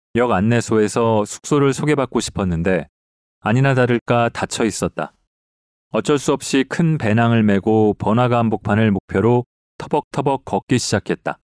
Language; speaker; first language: Korean; native; Korean